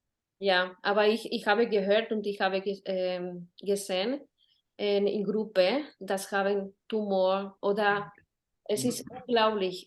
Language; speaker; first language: German; non-native, learner; Spanish